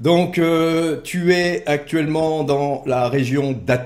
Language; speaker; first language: French; native; French